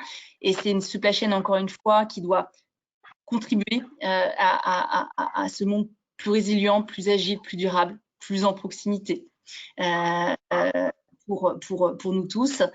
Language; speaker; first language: French; native; French